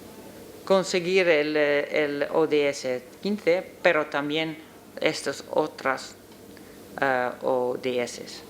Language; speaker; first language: Spanish; non-native, learner; Dutch